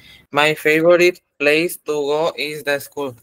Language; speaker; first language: English; non-native, learner; Spanish